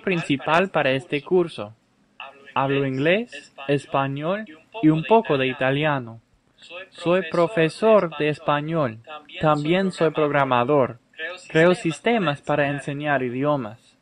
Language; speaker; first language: Spanish; non-native, fluent; English